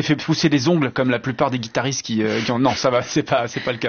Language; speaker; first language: French; native; French